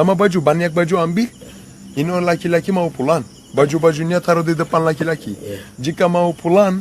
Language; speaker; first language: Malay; non-native, learner; Turkish